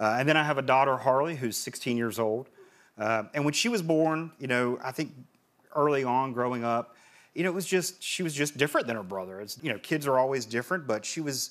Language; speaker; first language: English; native; English